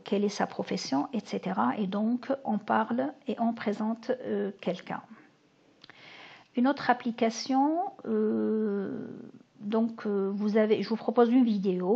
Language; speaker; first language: French; non-native, local second language; Arabic